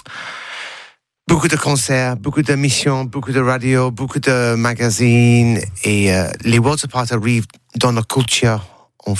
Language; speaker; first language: French; non-native, learner; English